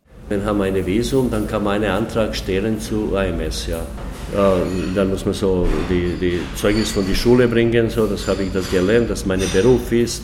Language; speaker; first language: German; non-native, learner; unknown